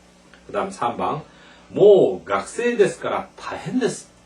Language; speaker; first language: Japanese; non-native, fluent; Korean